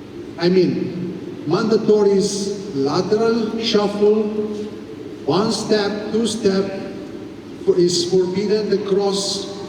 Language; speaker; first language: English; non-native, fluent; Italian